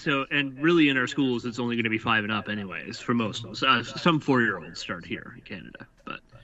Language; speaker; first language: English; native; English